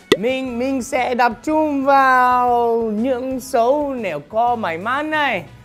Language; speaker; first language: Vietnamese; non-native, fluent; English